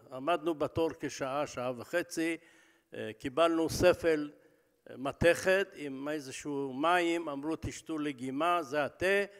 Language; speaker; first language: Hebrew; early bilingual, other home language; Persian